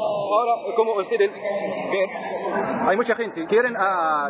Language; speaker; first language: Spanish; non-native, fluent; Arabic